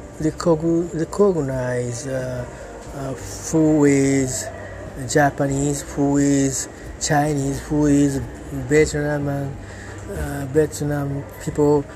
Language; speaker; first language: English; non-native, learner; Japanese